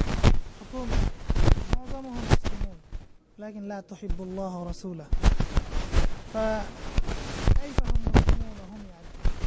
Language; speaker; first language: Arabic; non-native, learner; Bangla